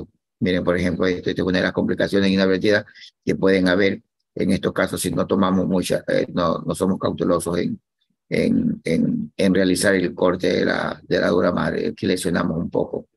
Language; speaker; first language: Spanish; native; Spanish